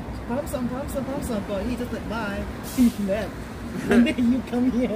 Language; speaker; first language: English; non-native, learner; Korean